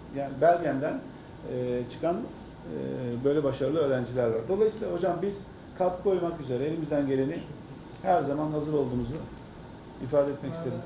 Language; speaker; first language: Turkish; native; Turkish